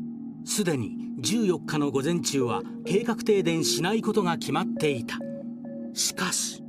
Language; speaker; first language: Japanese; native; Japanese